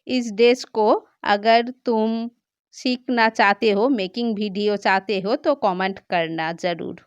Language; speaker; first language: Hindi; non-native, local second language; Bangla